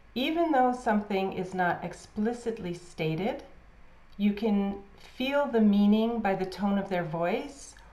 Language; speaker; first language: English; native; English